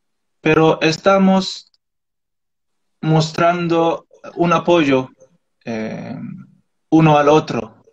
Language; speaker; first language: Spanish; non-native, learner; Arabic